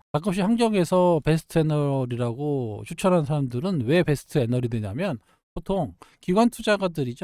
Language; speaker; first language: Korean; native; Korean